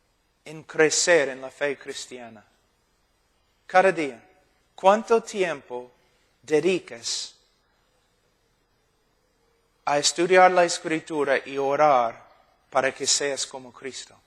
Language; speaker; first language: Spanish; non-native, fluent; English